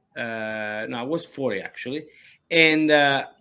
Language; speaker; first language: English; non-native, learner; Italian